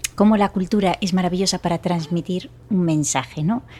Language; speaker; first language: Spanish; native; Spanish